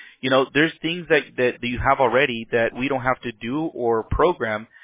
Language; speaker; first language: English; early bilingual, other home language; Spanish